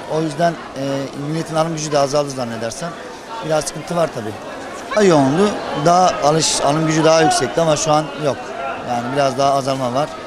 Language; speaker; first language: Turkish; native; Turkish